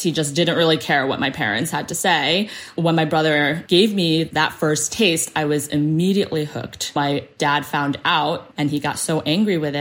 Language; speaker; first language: English; early bilingual, other home language; Cantonese